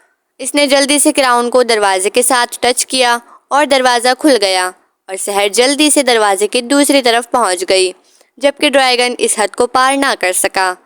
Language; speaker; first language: Urdu; native; Urdu